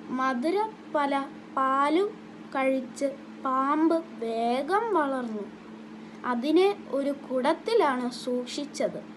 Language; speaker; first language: Malayalam; non-native, learner; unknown